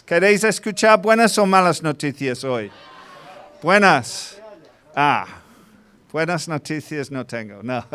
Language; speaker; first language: Spanish; non-native, fluent; English